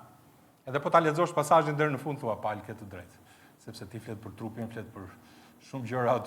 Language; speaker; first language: Albanian; native; Albanian